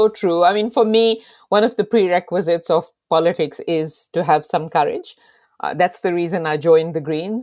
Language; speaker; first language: English; non-native, local second language; Urdu